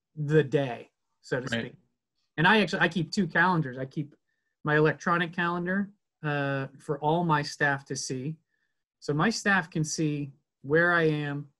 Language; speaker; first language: English; native; English